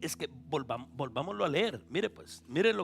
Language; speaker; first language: Spanish; native; Spanish